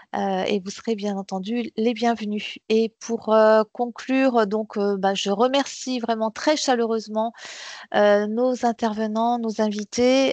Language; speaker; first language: French; native; French